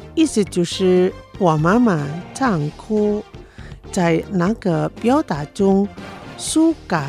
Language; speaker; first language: Chinese; non-native, fluent; Indonesian